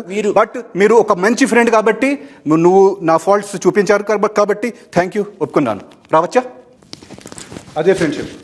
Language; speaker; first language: Telugu; non-native, fluent; Hindi